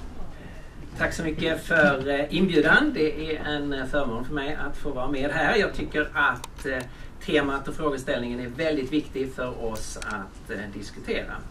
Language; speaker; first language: Swedish; native; Swedish